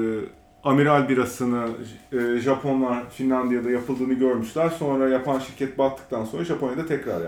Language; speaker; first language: Turkish; native; Turkish